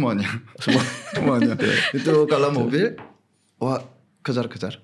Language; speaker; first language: Indonesian; non-native, fluent; Korean